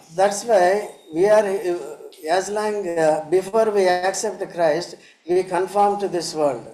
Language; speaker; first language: English; non-native, local second language; Telugu